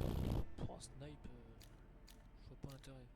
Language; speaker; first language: French; native; French